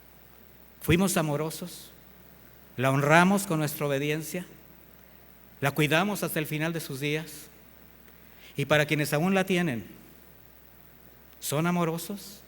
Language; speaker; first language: Spanish; native; Spanish